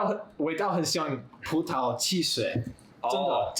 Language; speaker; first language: Chinese; non-native, learner; English